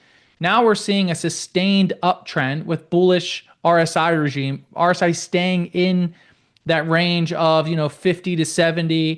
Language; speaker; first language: English; native; English